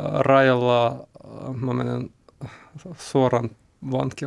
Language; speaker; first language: Finnish; non-native, learner; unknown